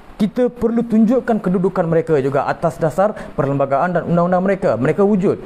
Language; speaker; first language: Malay; non-native, local second language; Tamil